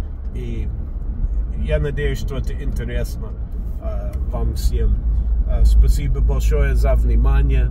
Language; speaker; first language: Russian; non-native, fluent; English